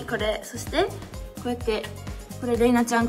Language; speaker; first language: Japanese; native; Japanese